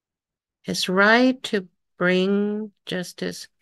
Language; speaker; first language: English; non-native, fluent; Chinese